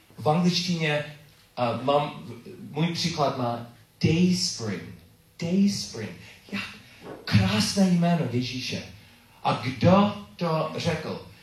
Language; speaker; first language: Czech; non-native, learner; English